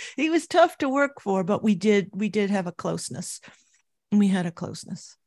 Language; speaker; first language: English; native; English